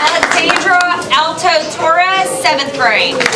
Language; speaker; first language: English; native; English